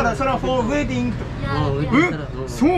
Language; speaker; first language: Japanese; native; Japanese